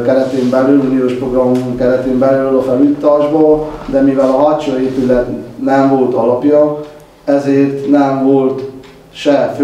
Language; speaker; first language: Hungarian; native; Hungarian